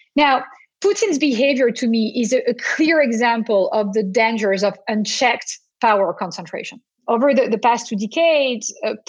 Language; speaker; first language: English; non-native, fluent; French